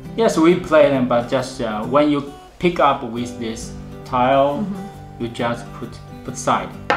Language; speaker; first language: English; non-native, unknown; Chinese